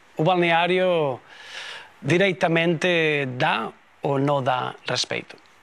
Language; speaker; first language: Portuguese; non-native, fluent; Spanish